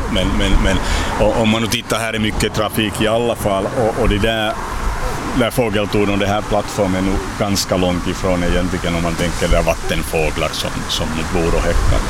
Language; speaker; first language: Swedish; non-native, local second language; Finnish